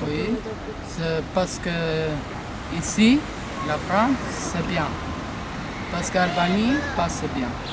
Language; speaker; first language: French; non-native, learner; Albanian